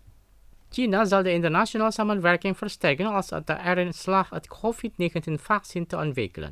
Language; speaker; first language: Dutch; non-native, fluent; Indonesian